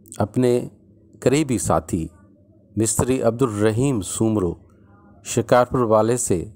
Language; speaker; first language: Urdu; non-native, local second language; Sindhi